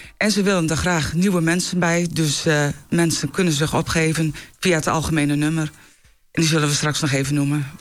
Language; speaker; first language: Dutch; native; Dutch